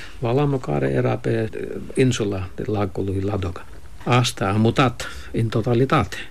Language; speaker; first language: Romanian; non-native, fluent; Finnish